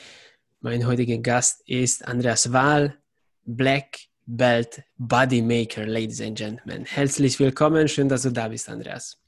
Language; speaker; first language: German; non-native, fluent; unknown